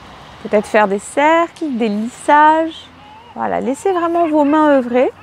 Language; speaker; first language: French; native; French